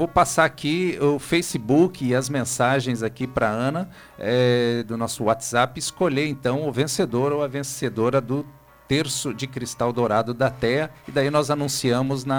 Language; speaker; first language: Portuguese; native; Portuguese